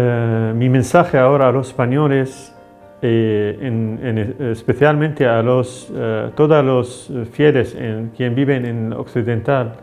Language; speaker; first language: Spanish; non-native, learner; Arabic